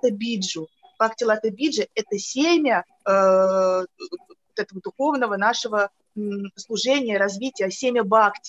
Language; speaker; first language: Russian; native; Russian